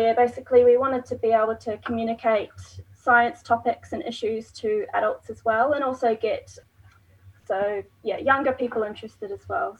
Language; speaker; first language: English; native; English